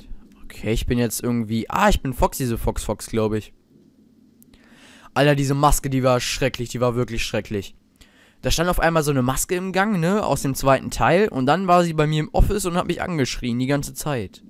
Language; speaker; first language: German; native; German